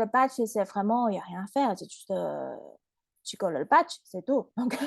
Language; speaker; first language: French; non-native, fluent; Chinese